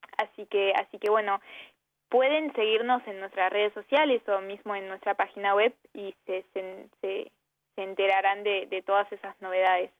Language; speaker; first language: Spanish; early bilingual, heritage; Spanish